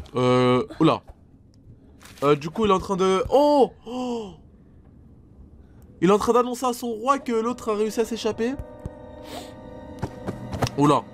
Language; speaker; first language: French; native; French